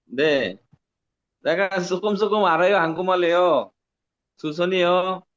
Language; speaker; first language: Korean; non-native, learner; Bangla